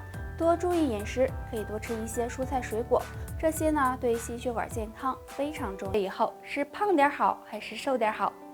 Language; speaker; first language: Chinese; native; Chinese